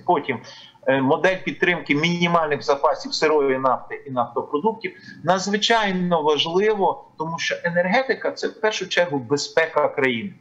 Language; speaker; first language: Ukrainian; native; Ukrainian